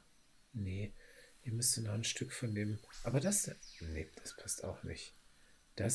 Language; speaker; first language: German; native; German